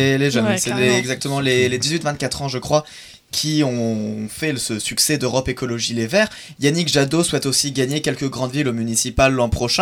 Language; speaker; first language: French; native; French